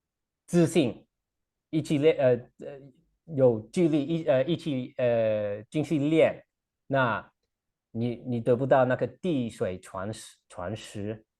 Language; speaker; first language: Chinese; non-native, fluent; English